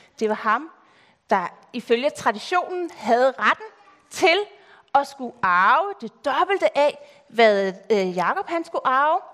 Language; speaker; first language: Danish; native; Danish